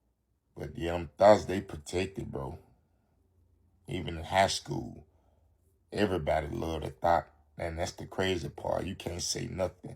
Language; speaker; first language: English; native; English